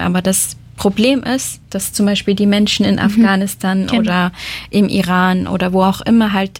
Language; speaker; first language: German; early bilingual, other home language; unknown